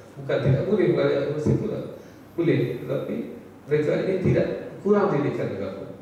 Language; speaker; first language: Malay; native; Malay